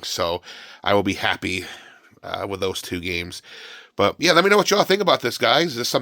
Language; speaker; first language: English; native; English